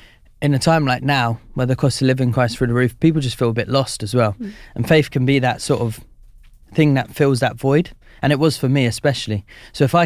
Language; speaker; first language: English; native; English